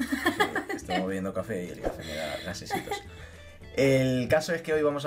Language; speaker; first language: Spanish; native; Spanish